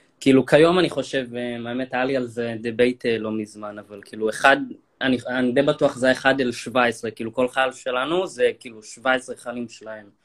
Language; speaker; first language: Hebrew; early bilingual, other home language; Russian